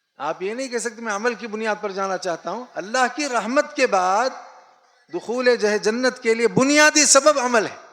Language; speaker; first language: Urdu; native; Urdu